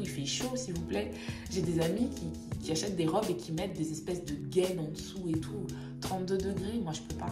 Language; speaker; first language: French; native; French